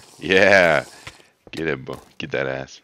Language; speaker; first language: English; native; English